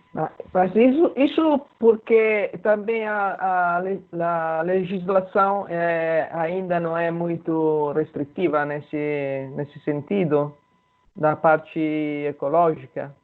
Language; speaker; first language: Portuguese; non-native, fluent; Italian